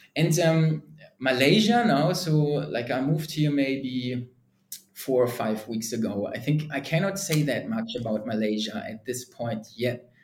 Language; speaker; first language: English; non-native, fluent; German